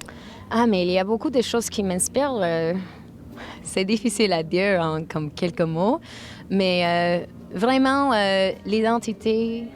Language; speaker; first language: French; non-native, local second language; English